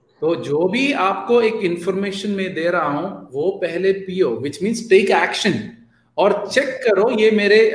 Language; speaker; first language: Hindi; non-native, local second language; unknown